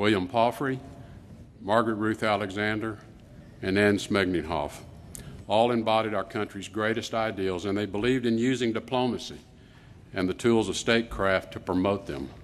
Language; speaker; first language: English; native; English